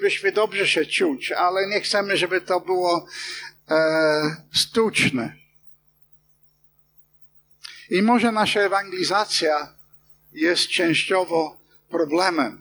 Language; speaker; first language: Polish; non-native, fluent; English